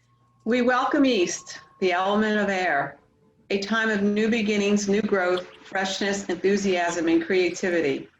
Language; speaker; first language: English; native; English